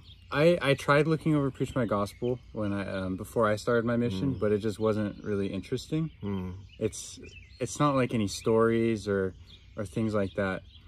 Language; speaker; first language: English; native; English